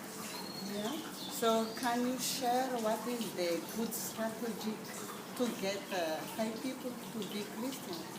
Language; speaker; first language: English; non-native, fluent; Malagasy